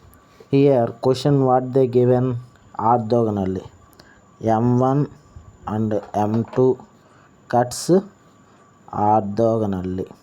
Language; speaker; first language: English; non-native, local second language; Telugu